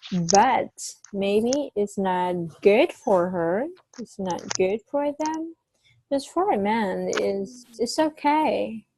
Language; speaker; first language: English; non-native, fluent; Vietnamese